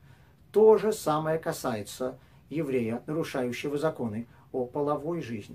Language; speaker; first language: Russian; native; Russian